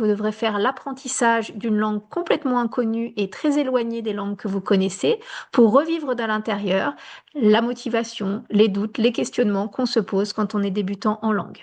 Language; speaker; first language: French; native; French